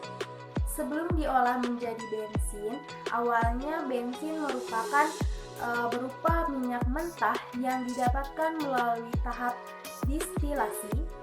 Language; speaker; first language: Indonesian; native; Indonesian